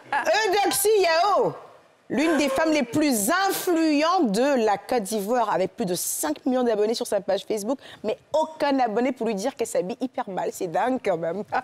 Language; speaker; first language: French; native; French